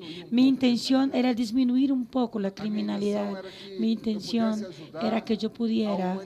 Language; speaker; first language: Spanish; non-native, fluent; Portuguese